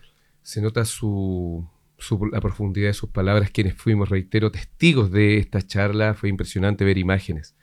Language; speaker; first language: Spanish; native; Spanish